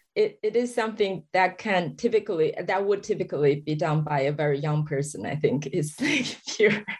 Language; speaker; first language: English; non-native, fluent; Chinese